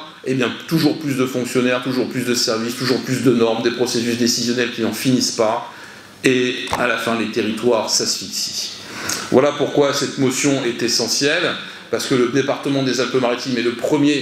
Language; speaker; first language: French; native; French